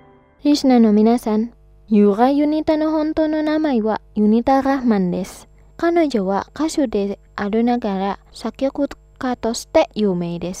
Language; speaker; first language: Japanese; non-native, fluent; Indonesian